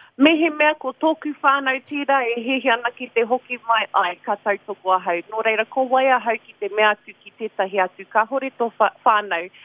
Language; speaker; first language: Māori; non-native, local second language; English